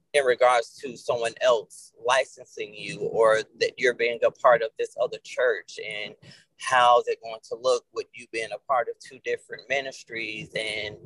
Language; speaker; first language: English; native; English